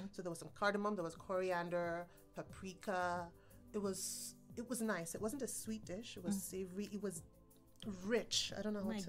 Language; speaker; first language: English; non-native, local second language; Igbo